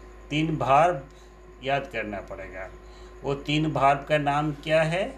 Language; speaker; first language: Hindi; non-native, local second language; Bangla